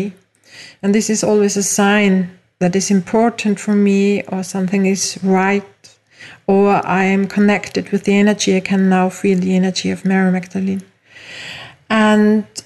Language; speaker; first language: English; non-native, fluent; German